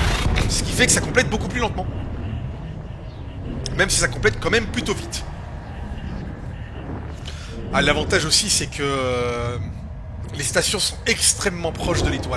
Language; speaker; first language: French; native; French